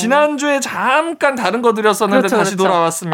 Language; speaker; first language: Korean; native; Korean